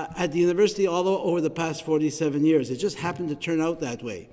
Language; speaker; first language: English; native; English